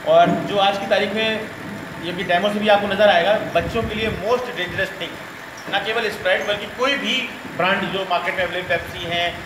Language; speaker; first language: Hindi; native; Hindi